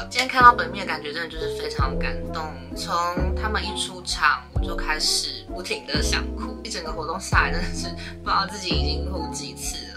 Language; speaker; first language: Chinese; native; Chinese